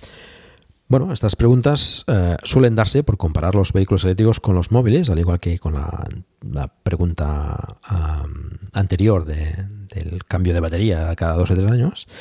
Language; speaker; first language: Spanish; native; Spanish